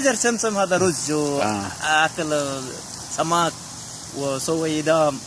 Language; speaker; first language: Arabic; non-native, learner; Bangla